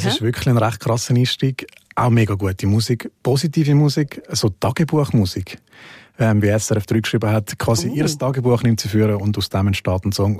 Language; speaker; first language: German; native; German